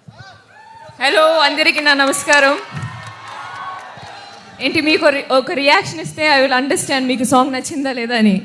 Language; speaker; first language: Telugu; non-native, local second language; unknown